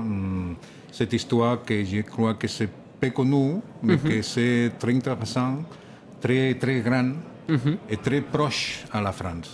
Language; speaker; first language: French; non-native, learner; Catalan